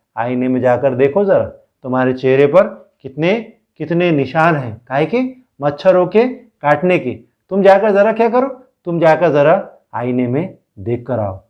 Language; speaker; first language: Hindi; non-native, local second language; Marathi